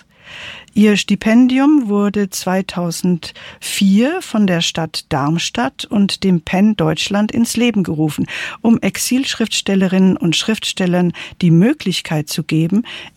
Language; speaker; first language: German; native; German